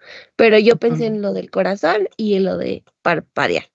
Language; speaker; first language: Spanish; native; Spanish